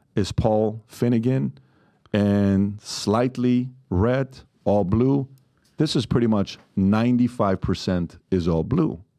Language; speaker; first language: English; non-native, fluent; Persian